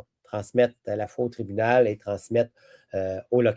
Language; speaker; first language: French; native; French